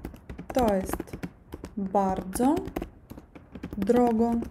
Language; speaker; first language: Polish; non-native, learner; Russian